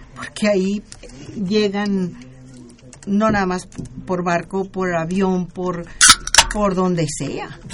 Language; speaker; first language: Spanish; native; Spanish